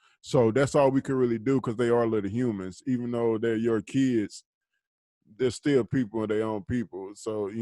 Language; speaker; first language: English; native; English